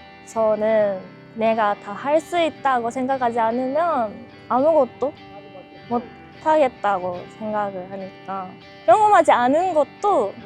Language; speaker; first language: Korean; non-native, learner; Japanese